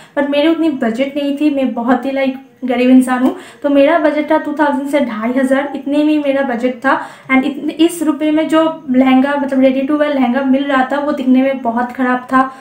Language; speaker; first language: Hindi; non-native, local second language; Bangla